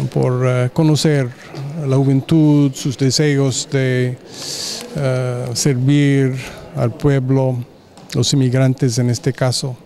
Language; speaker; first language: Spanish; non-native, fluent; English